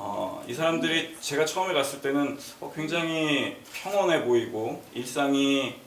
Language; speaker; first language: Korean; native; Korean